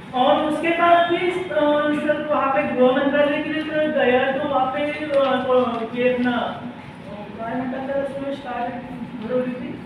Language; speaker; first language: Hindi; non-native, local second language; Marathi